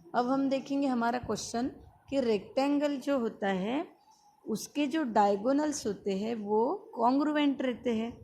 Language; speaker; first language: Hindi; non-native, local second language; Marathi